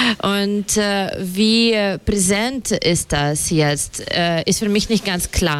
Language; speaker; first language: German; non-native, fluent; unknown